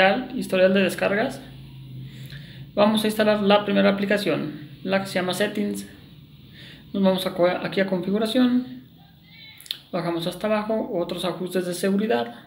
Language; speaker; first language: Spanish; native; Spanish